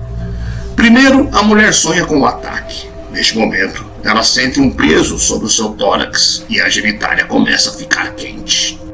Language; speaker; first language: Portuguese; native; Portuguese